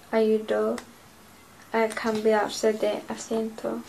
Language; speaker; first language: Spanish; non-native, learner; English